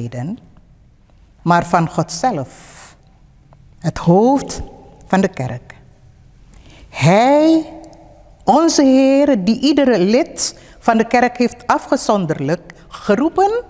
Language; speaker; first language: Dutch; non-native, fluent; Indonesian